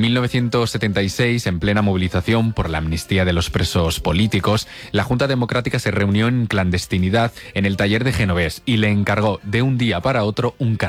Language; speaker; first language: Spanish; native; Spanish